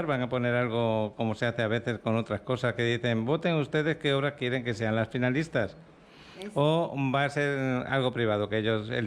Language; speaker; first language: Spanish; native; Spanish